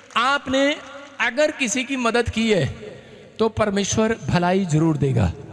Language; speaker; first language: Hindi; native; Hindi